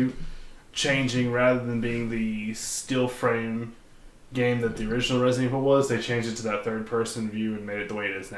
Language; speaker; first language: English; native; English